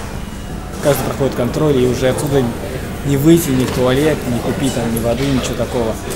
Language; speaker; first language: Russian; native; Russian